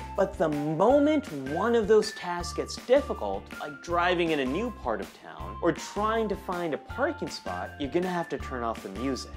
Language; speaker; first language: English; native; English